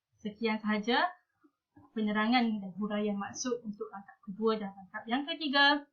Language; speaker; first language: Malay; native; Malay